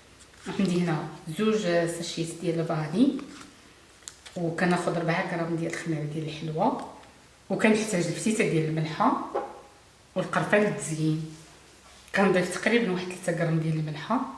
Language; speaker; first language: Arabic; native; Arabic